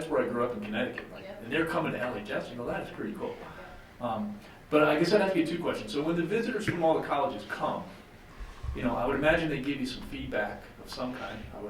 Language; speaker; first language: English; native; English